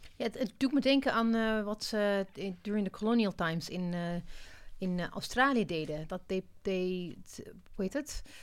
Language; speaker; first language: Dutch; non-native, fluent; Amharic